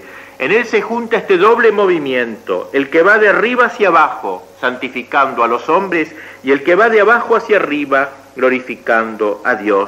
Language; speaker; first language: Spanish; native; Spanish